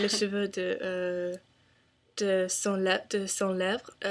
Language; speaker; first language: French; non-native, learner; English